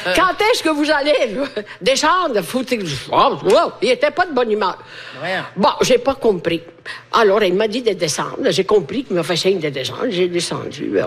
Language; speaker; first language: French; non-native, fluent; Italian